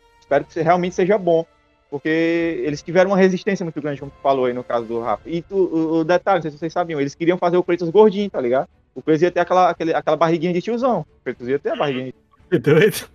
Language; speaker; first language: Portuguese; native; Portuguese